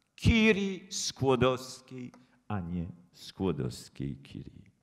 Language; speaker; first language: Polish; native; Polish